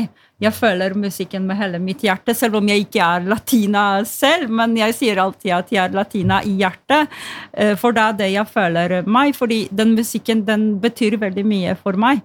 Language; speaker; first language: Norwegian; non-native, fluent; Polish